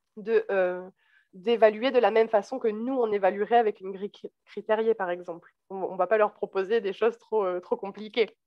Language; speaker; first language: French; native; French